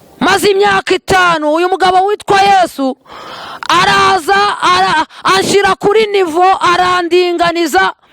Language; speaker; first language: Kinyarwanda; native; Kinyarwanda